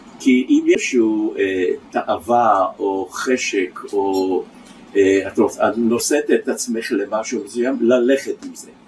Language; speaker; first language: Hebrew; early bilingual, other home language; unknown